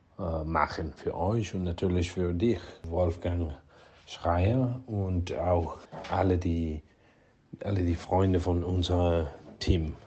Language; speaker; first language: German; non-native, learner; Spanish